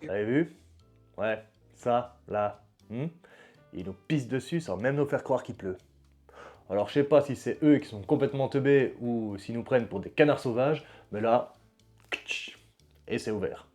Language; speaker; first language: French; native; French